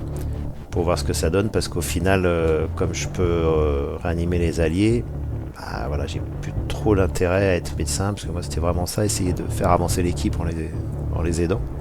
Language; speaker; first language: French; native; French